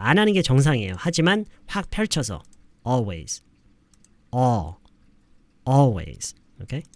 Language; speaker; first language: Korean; native; Korean